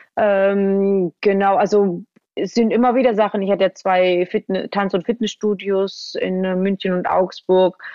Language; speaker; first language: German; early bilingual, other home language; Georgian